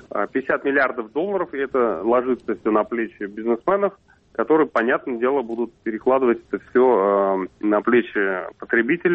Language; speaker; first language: Russian; native; Russian